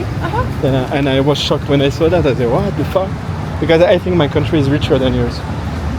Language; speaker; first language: English; non-native, learner; French